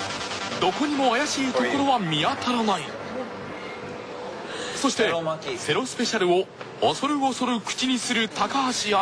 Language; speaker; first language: Japanese; native; Japanese